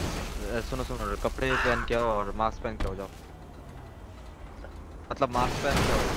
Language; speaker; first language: Hindi; native; Hindi